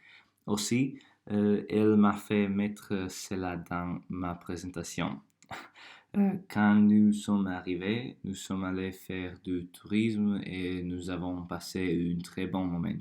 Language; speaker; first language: French; non-native, learner; Croatian